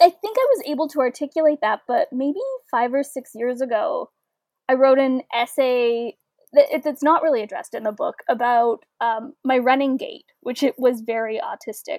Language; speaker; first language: English; native; English